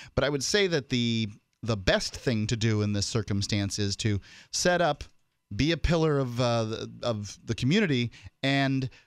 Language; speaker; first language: English; native; English